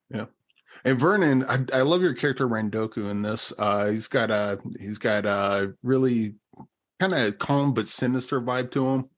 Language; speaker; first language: English; native; English